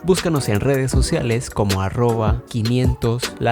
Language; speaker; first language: Spanish; native; Spanish